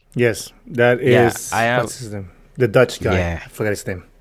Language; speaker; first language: English; non-native, local second language; Filipino